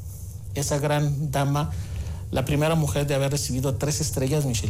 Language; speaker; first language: Spanish; non-native, fluent; Greek